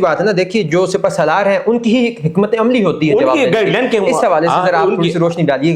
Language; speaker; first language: Urdu; native; Urdu